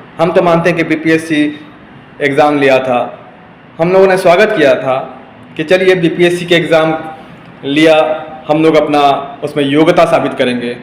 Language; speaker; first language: Hindi; native; Hindi